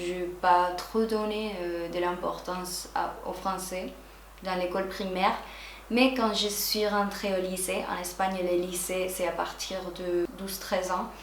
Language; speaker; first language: French; non-native, fluent; Spanish